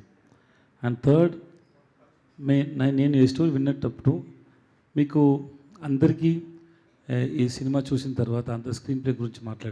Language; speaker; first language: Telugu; non-native, learner; Tamil